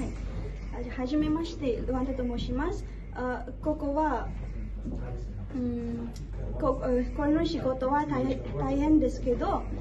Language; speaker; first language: Japanese; non-native, learner; Garo